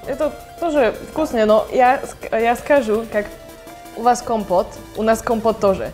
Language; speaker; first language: Russian; non-native, learner; Slovak